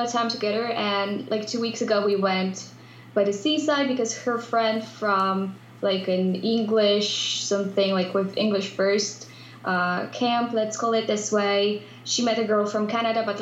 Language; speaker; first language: English; non-native, fluent; Polish